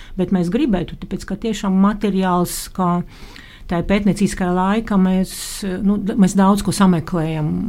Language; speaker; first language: Latvian; non-native, local second language; Russian